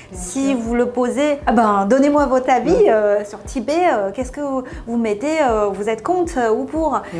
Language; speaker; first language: French; non-native, fluent; Chinese